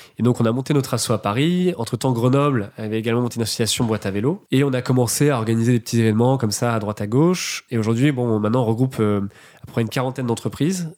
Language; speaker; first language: French; native; French